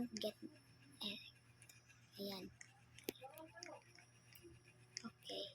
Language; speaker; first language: Filipino; non-native, local second language; Cebuano